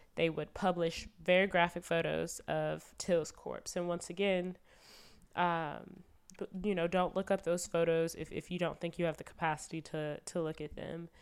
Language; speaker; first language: English; native; English